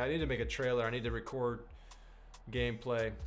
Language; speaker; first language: English; native; English